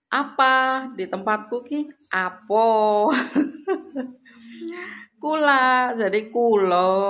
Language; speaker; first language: Indonesian; non-native, local second language; Javanese